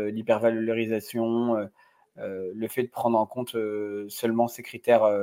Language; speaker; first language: French; native; French